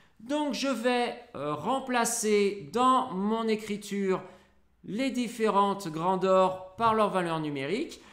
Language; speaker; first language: French; native; French